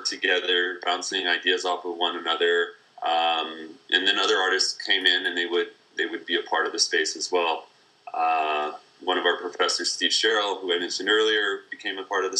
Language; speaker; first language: English; native; English